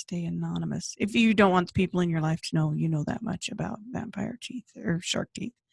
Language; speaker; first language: English; native; English